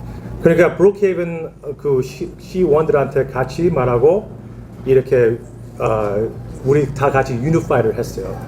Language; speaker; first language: Korean; early bilingual, heritage; Korean